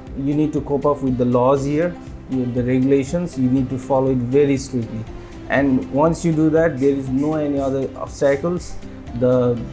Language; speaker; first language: English; non-native, local second language; Nepali